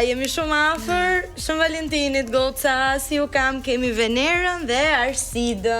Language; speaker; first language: Albanian; native; Albanian